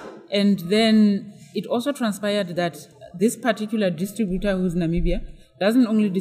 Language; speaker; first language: English; non-native, local second language; Tswana